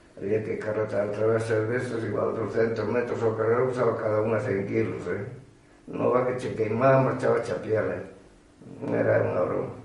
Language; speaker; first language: Galician; native; Galician